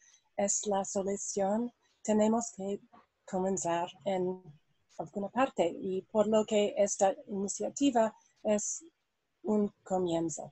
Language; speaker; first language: Spanish; non-native, learner; English